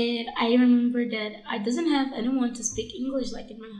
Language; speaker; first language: English; non-native, learner; Portuguese